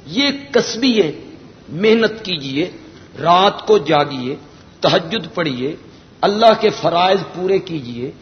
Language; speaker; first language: Urdu; non-native, local second language; Punjabi